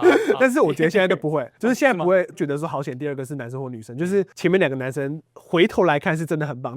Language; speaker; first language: Chinese; native; Chinese